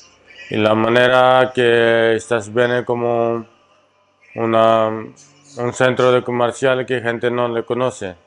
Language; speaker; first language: Spanish; non-native, fluent; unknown